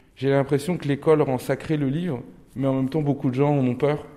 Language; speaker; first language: French; early bilingual, other home language; Turkish